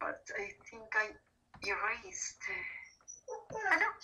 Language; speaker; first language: English; non-native, fluent; Spanish